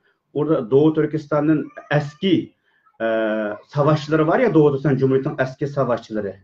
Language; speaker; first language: Turkish; non-native, learner; Uyghur